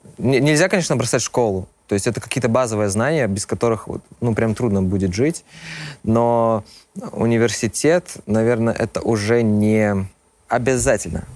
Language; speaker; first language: Russian; native; Russian